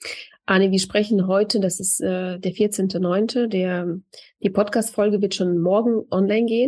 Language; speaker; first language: German; early bilingual, other home language; Russian